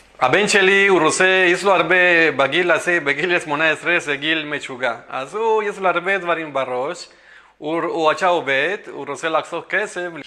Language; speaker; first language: Hebrew; non-native, learner; Spanish